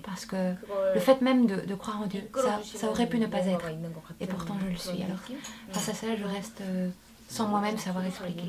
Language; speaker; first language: French; non-native, fluent; Korean